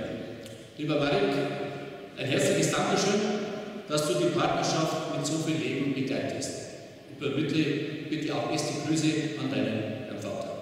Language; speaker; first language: German; native; German